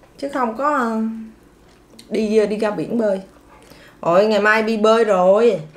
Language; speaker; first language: Vietnamese; native; Vietnamese